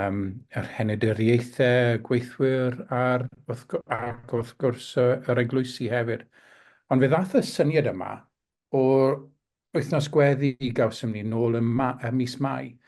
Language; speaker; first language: Welsh; non-native, local second language; English